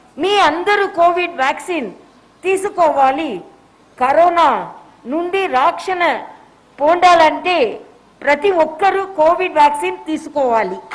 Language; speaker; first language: Telugu; non-native, learner; Tamil